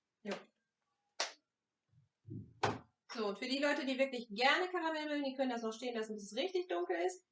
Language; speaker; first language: German; non-native, fluent; French